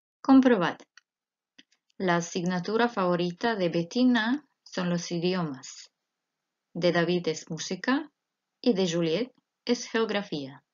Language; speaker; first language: Spanish; non-native, fluent; Croatian